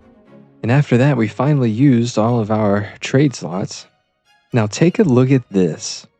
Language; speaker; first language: English; native; English